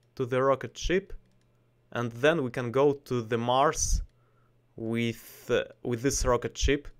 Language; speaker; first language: English; non-native, learner; Russian